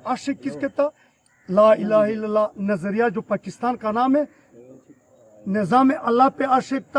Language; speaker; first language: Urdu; non-native, local second language; Pashto